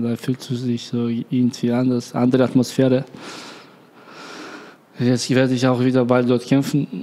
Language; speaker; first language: German; non-native, learner; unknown